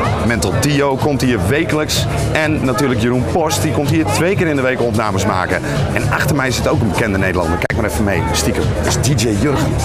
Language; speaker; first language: Dutch; native; Dutch